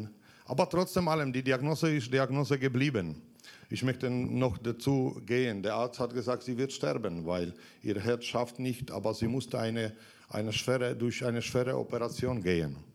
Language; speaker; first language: German; non-native, fluent; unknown